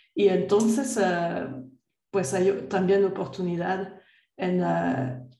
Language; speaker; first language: Spanish; non-native, fluent; French